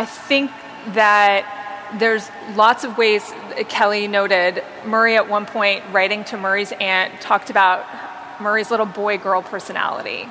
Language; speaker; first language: English; native; English